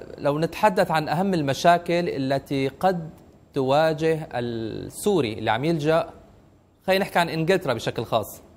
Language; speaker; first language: Arabic; native; Arabic